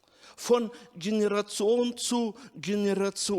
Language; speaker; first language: German; non-native, fluent; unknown